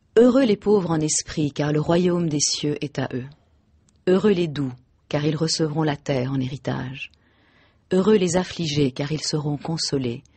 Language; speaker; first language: French; native; French